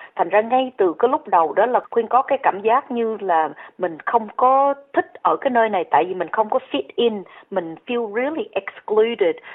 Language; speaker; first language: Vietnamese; early bilingual, heritage; Vietnamese